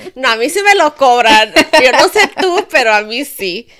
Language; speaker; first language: Spanish; early bilingual, heritage; Spanish